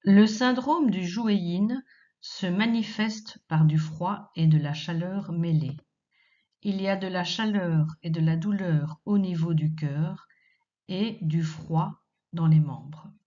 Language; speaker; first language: French; native; French